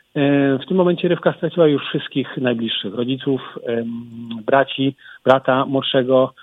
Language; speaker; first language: Polish; native; Polish